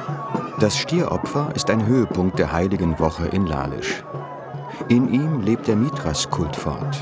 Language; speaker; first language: German; native; German